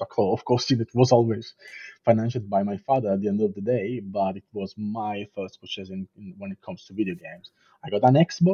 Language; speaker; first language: English; non-native, fluent; Italian